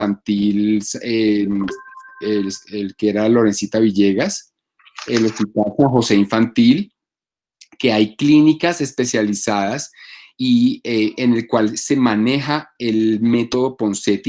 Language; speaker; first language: Spanish; native; Spanish